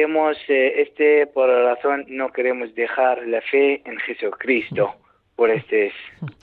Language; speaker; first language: Spanish; non-native, learner; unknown